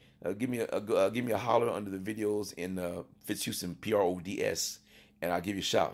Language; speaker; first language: English; native; English